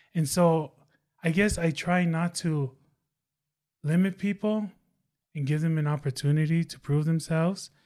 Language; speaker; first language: English; non-native, fluent; Tongan